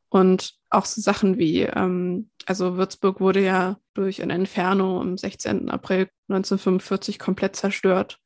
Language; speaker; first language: German; native; German